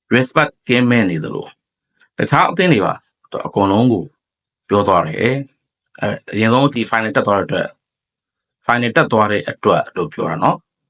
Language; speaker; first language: Burmese; native; Burmese